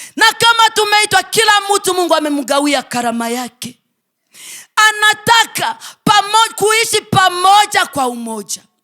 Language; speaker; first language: Swahili; native; Swahili